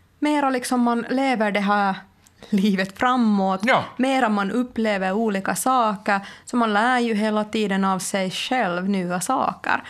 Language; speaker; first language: Swedish; native; Swedish